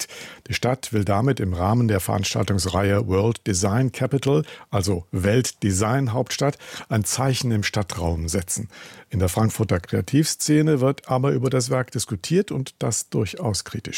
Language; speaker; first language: German; native; German